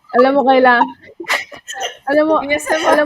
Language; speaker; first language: Filipino; native; Filipino